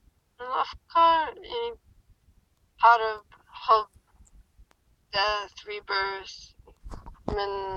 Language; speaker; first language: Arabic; early bilingual, heritage; English